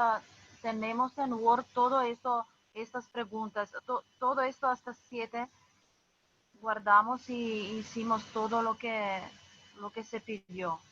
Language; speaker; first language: Spanish; non-native, fluent; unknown